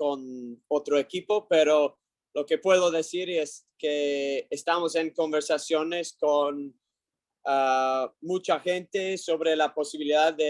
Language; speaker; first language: Spanish; non-native, learner; English